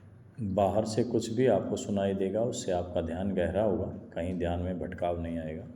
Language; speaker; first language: Hindi; native; Hindi